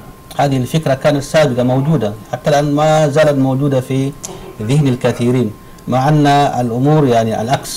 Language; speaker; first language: Arabic; non-native, fluent; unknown